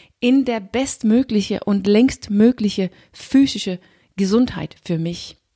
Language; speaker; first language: German; non-native, fluent; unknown